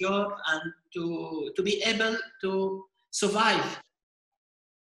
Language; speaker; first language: English; non-native, fluent; Arabic